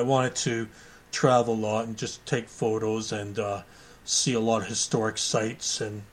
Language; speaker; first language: English; native; English